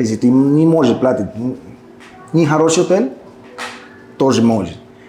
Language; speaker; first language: Russian; non-native, learner; Spanish